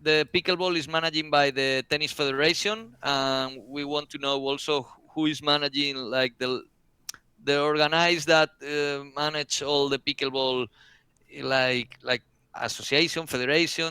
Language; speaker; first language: English; non-native, learner; Spanish